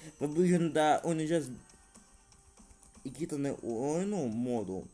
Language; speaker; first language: Turkish; non-native, learner; Russian